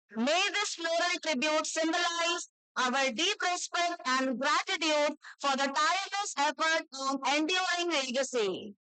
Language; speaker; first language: English; non-native, local second language; Kannada